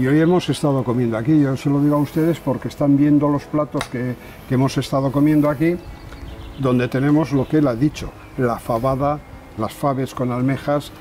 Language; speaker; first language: Spanish; native; Spanish